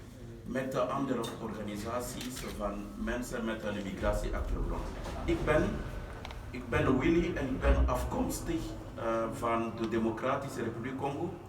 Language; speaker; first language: Dutch; non-native, fluent; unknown